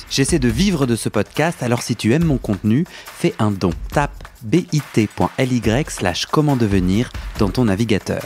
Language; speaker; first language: French; native; French